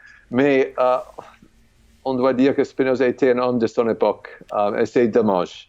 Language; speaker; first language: French; non-native, fluent; English